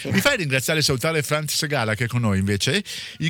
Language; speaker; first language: Italian; native; Italian